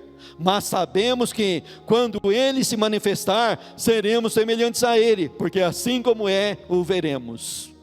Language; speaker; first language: Portuguese; native; Portuguese